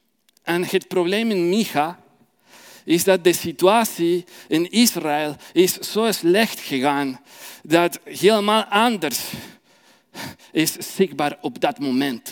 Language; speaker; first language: Dutch; non-native, fluent; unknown